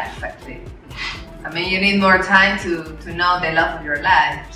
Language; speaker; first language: English; non-native, learner; Spanish